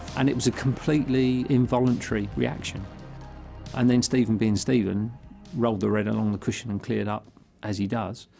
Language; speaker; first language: English; native; English